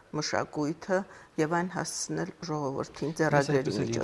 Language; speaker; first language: Armenian; native; Armenian